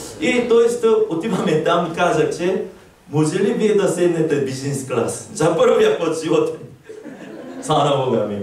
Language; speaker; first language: Bulgarian; non-native, learner; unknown